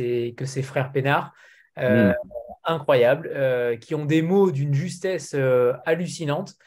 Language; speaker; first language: French; native; French